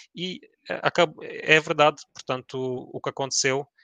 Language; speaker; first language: Portuguese; early bilingual, other home language; Ukrainian